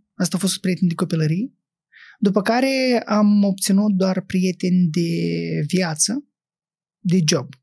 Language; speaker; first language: Romanian; native; Romanian